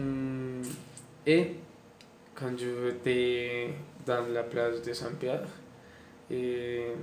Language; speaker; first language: French; non-native, learner; Spanish